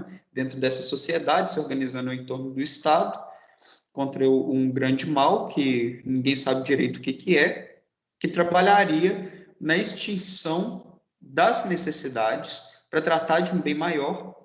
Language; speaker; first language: Portuguese; native; Portuguese